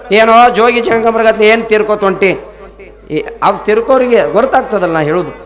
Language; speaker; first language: Kannada; native; Kannada